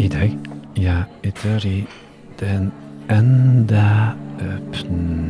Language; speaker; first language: Swedish; non-native, learner; French